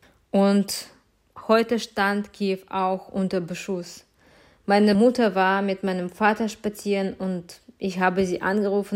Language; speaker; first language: German; non-native, fluent; Ukrainian